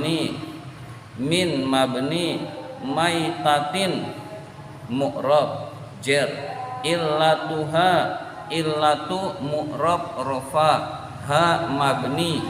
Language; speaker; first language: Arabic; non-native, fluent; Indonesian